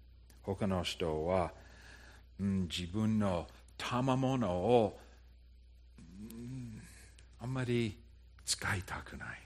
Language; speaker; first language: Japanese; non-native, fluent; English